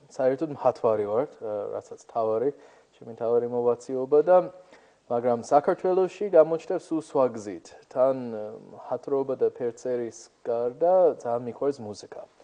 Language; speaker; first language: Georgian; non-native, fluent; English